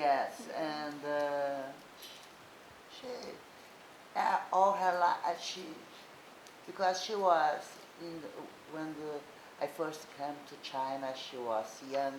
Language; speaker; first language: English; non-native, learner; Portuguese